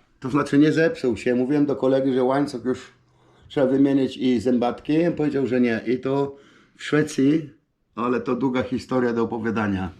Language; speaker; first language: Polish; native; Polish